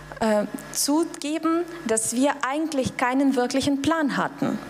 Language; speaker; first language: German; non-native, fluent; Russian